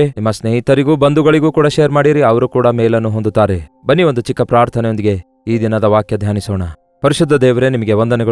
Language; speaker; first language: Kannada; native; Kannada